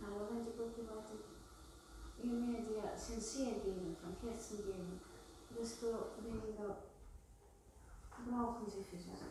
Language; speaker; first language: German; non-native, learner; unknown